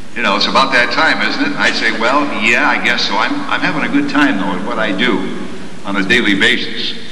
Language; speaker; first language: English; native; English